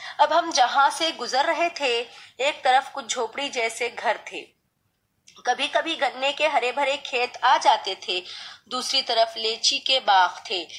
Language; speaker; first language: Urdu; native; Urdu